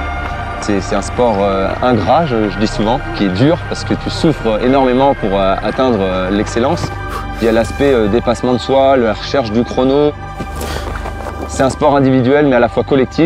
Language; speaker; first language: French; native; French